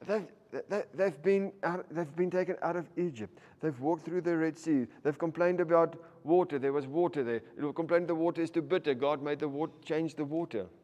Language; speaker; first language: English; non-native, local second language; Afrikaans